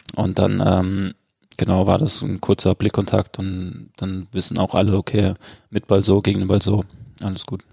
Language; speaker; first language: German; native; German